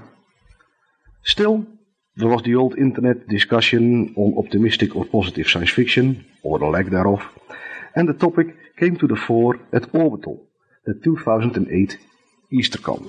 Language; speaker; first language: English; non-native, fluent; Dutch